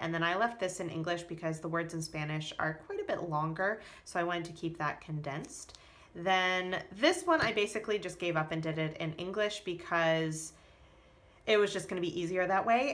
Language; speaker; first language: English; native; English